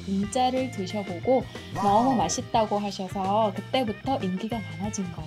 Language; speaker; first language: Korean; non-native, fluent; Vietnamese